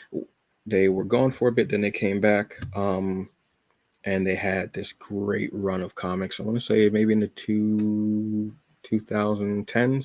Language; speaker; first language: English; native; English